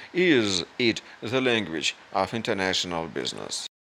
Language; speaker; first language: English; non-native, fluent; Russian